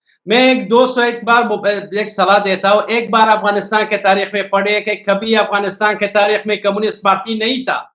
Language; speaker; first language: Hindi; non-native, learner; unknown